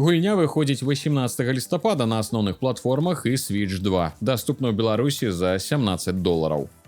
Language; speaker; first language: Belarusian; native; Belarusian